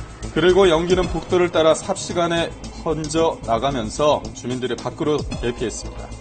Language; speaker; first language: Korean; native; Korean